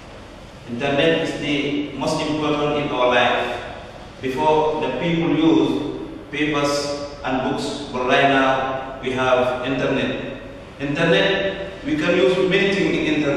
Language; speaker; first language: English; non-native, learner; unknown